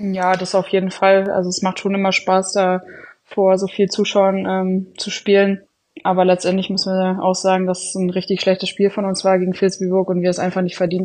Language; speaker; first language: German; native; German